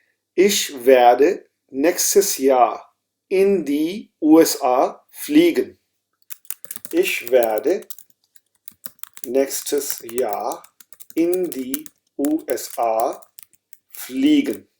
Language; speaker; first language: German; non-native, fluent; Urdu